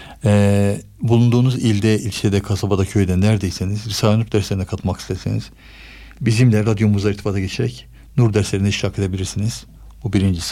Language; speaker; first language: Turkish; native; Turkish